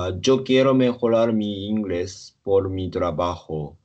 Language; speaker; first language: Spanish; non-native, learner; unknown